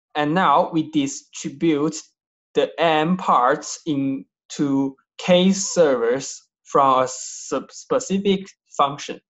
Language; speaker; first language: English; non-native, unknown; Chinese